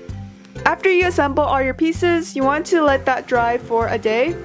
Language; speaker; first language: English; native; English